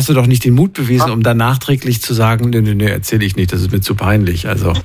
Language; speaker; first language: German; native; German